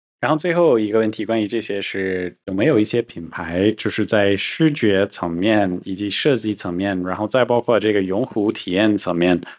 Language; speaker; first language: Chinese; non-native, fluent; English